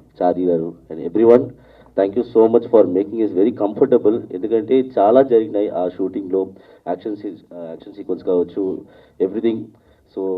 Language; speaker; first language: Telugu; non-native, learner; Tamil